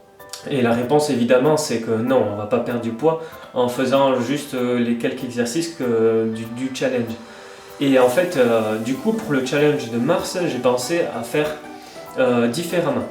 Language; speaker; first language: French; native; French